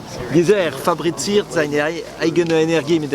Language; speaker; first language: German; non-native, local second language; French